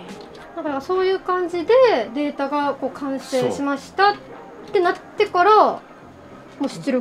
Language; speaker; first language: Japanese; native; Japanese